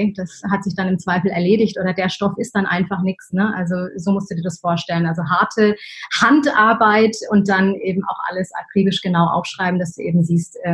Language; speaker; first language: German; early bilingual, other home language; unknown